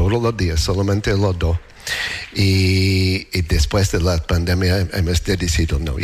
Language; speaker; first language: Spanish; non-native, learner; English